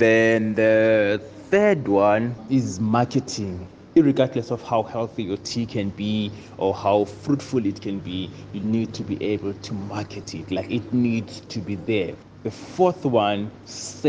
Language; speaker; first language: English; non-native, local second language; Xhosa